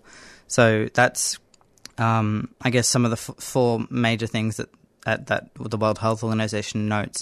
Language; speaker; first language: English; native; English